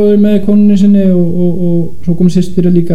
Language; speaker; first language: Icelandic; non-native, fluent; Polish